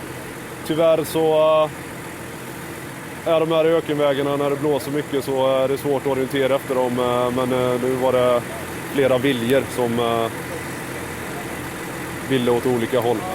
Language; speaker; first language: Swedish; native; Swedish